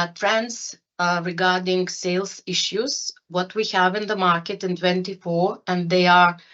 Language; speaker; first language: English; non-native, fluent; Lithuanian